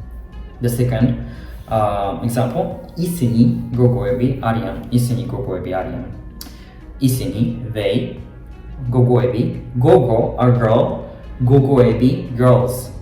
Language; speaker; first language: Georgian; non-native, fluent; Japanese